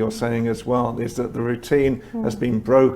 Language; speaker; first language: English; native; English